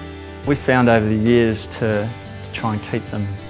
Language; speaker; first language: English; native; English